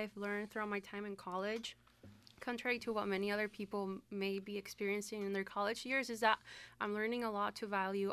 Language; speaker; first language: English; non-native, fluent; Spanish